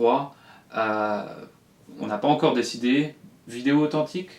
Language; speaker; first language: French; native; French